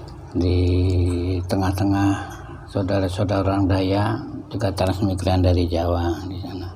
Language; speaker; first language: Indonesian; native; Indonesian